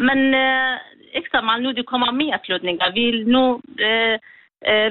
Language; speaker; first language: Danish; non-native, learner; Kurdish